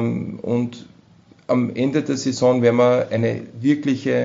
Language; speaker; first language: German; native; German